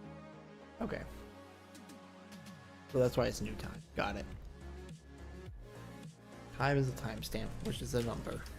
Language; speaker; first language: English; native; English